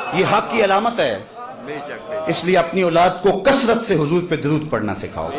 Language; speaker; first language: Urdu; non-native, local second language; Punjabi